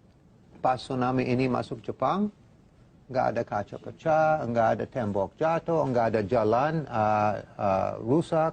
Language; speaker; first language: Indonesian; non-native, fluent; English